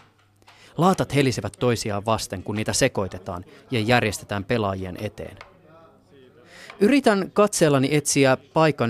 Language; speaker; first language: Finnish; native; Finnish